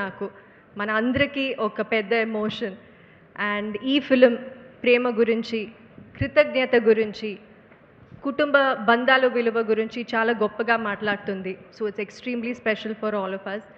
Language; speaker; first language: Telugu; non-native, local second language; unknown